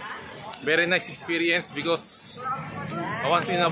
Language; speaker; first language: English; non-native, local second language; Filipino